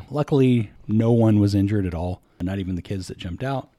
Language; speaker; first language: English; native; English